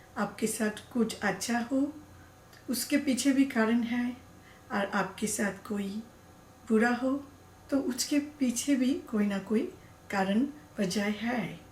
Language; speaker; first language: Hindi; non-native, learner; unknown